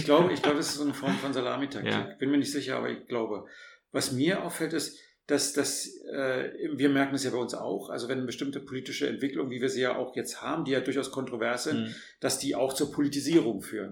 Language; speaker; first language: German; native; German